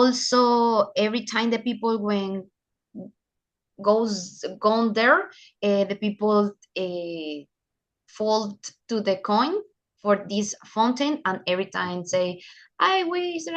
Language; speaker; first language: English; non-native, learner; Spanish